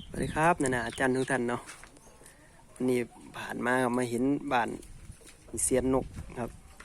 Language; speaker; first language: Thai; native; Thai